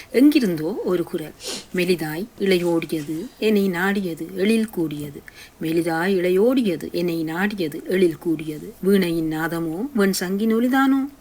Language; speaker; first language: Tamil; native; Tamil